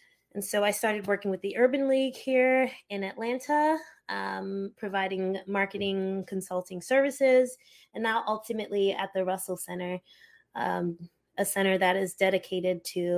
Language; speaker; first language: English; early bilingual, other home language; Haitian Creole